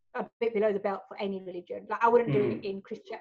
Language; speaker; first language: English; early bilingual, other home language; Hindi